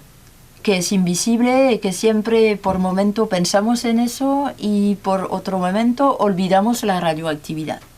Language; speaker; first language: Spanish; non-native, learner; French